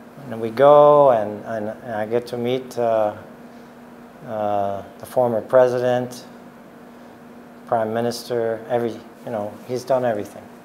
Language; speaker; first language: English; native; English